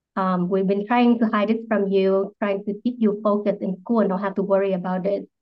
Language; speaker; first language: English; non-native, fluent; Vietnamese